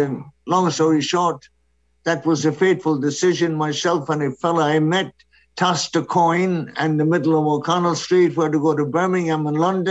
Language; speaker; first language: English; non-native, local second language; Irish